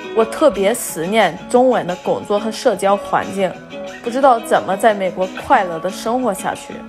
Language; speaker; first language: Chinese; non-native, fluent; English